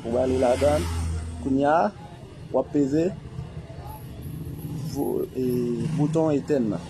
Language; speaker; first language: French; non-native, learner; Haitian Creole